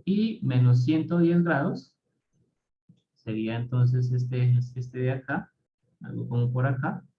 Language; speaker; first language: Spanish; native; Spanish